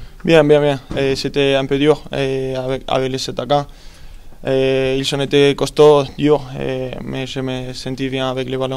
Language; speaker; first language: French; non-native, fluent; Spanish